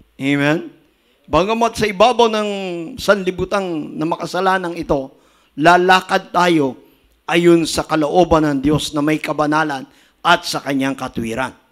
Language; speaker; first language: Filipino; native; Filipino